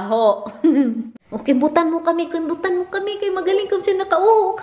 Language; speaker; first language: Filipino; native; Filipino